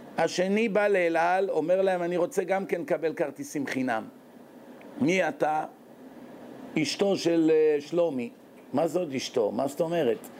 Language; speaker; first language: Hebrew; native; Hebrew